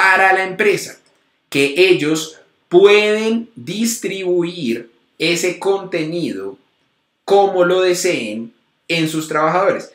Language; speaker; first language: Spanish; native; Spanish